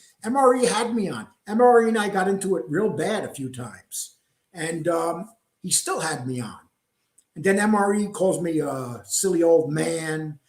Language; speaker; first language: English; native; English